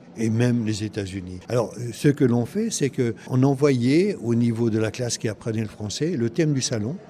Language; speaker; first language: French; native; French